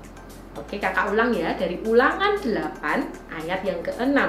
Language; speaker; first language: Indonesian; native; Indonesian